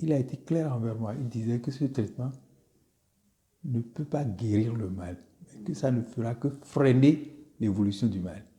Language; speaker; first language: French; non-native, local second language; Fon